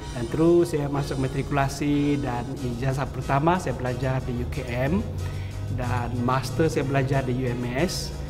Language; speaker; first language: Malay; non-native, local second language; Central Dusun